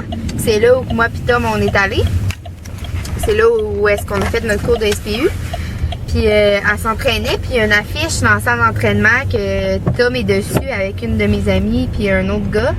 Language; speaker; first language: French; native; French